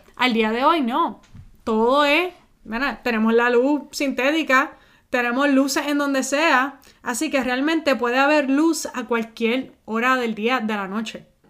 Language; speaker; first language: Spanish; early bilingual, heritage; Spanish